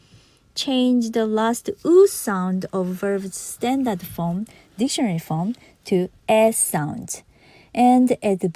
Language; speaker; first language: English; non-native, fluent; Japanese